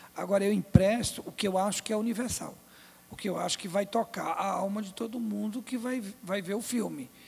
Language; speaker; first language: Portuguese; native; Portuguese